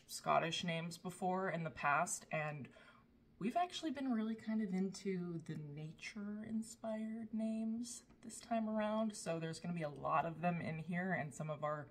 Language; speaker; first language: English; native; English